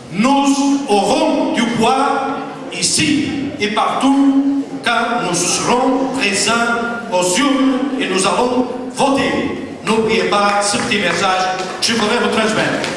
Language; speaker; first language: French; non-native, fluent; Portuguese